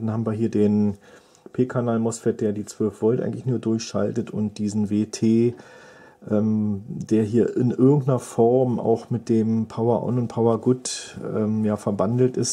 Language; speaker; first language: German; native; German